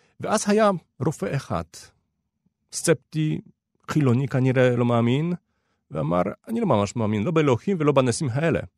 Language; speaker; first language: Hebrew; non-native, fluent; Polish